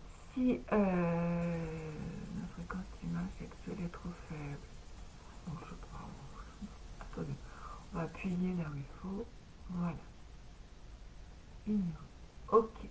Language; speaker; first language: French; native; French